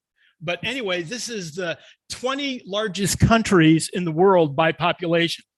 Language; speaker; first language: English; native; English